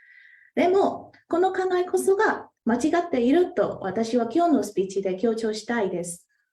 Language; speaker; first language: Japanese; non-native, fluent; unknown